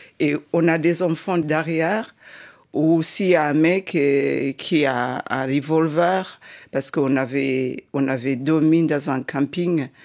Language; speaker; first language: French; non-native, fluent; Shona